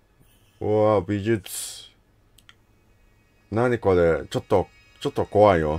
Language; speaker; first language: Japanese; non-native, learner; English